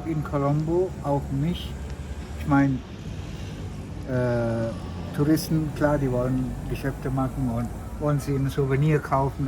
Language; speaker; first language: German; non-native, fluent; Sinhala